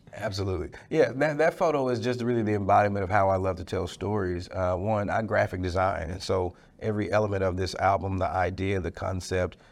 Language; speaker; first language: English; native; English